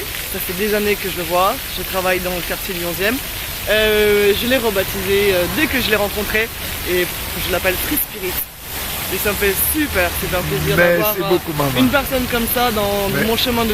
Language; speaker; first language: French; native; French